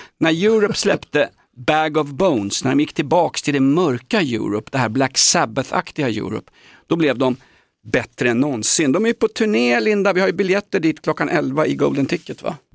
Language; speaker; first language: Swedish; native; Swedish